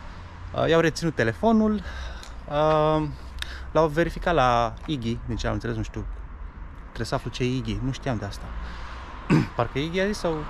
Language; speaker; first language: Romanian; native; Romanian